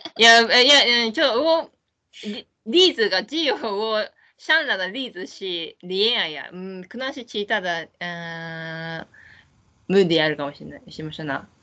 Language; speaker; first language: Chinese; non-native, learner; Japanese